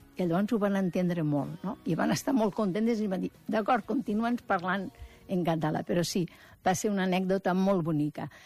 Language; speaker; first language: Catalan; native; Catalan